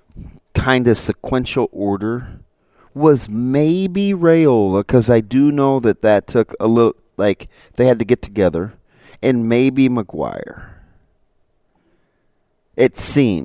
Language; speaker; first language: English; native; English